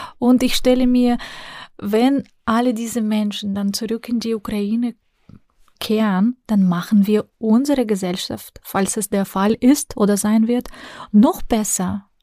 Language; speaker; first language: German; non-native, fluent; Russian